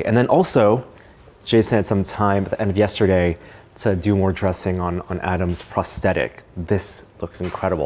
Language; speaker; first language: English; native; English